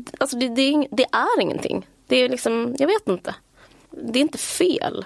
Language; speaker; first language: Swedish; native; Swedish